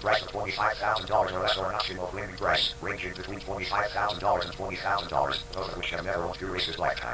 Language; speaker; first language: English; native; English